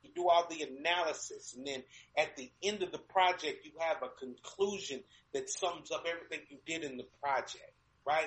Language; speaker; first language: English; native; English